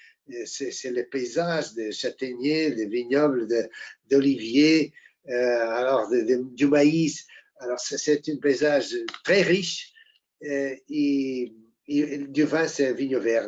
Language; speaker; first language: French; non-native, fluent; Portuguese